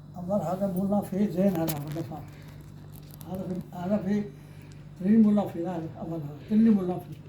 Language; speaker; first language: Arabic; non-native, learner; Urdu